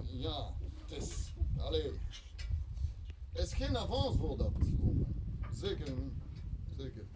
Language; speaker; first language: Dutch; non-native, learner; French